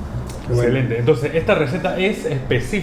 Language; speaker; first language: Spanish; native; Spanish